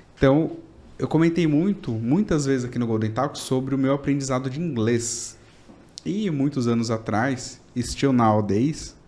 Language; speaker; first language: Portuguese; native; Portuguese